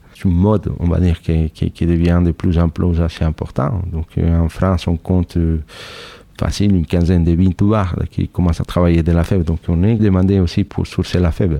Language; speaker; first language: French; non-native, fluent; Spanish